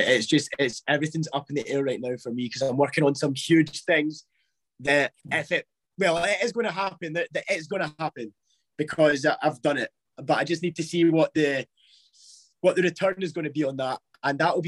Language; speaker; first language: English; native; English